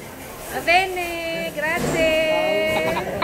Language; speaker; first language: Italian; non-native, learner; Filipino